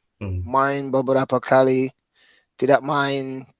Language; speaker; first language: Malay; non-native, fluent; English